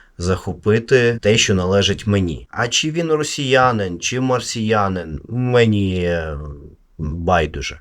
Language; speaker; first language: Ukrainian; non-native, local second language; Russian